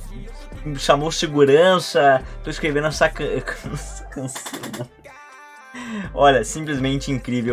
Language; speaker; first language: Portuguese; native; Portuguese